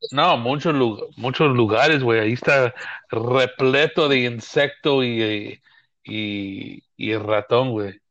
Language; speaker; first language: Spanish; early bilingual, heritage; Spanish